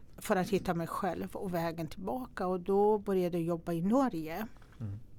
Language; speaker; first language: Swedish; non-native, fluent; Persian